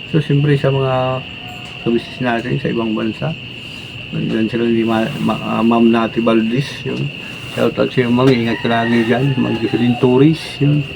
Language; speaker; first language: Filipino; non-native, local second language; Cebuano